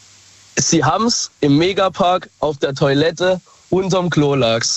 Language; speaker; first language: German; native; German